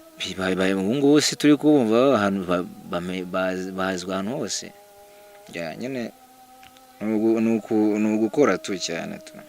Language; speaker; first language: Kinyarwanda; early bilingual, heritage; Kinyarwanda